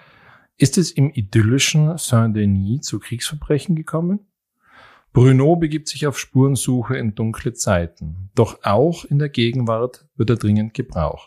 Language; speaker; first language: German; native; German